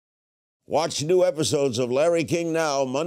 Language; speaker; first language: English; native; English